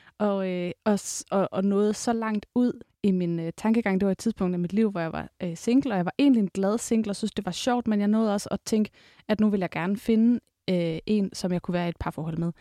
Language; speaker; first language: Danish; native; Danish